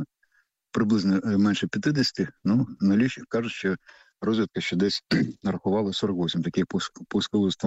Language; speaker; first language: Ukrainian; native; Ukrainian